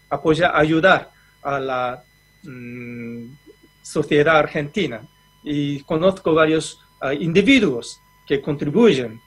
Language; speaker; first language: Spanish; non-native, fluent; Japanese